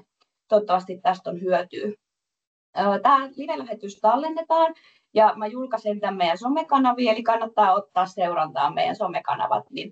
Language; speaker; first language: Finnish; native; Finnish